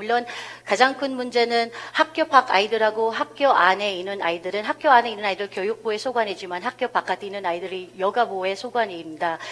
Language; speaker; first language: Korean; non-native, fluent; Filipino